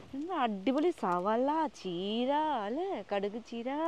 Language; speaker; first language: Malayalam; non-native, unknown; Nepali